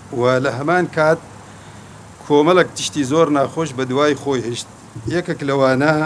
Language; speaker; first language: Central Kurdish; non-native, local second language; Kurdish